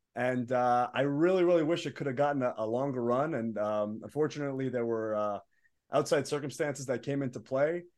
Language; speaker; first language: English; early bilingual, other home language; Arabic